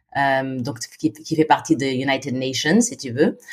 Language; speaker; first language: French; non-native, fluent; Filipino